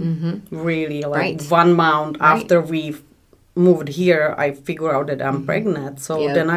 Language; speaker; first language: English; non-native, learner; Czech